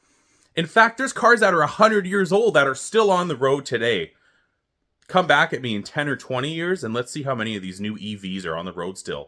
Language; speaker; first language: English; native; English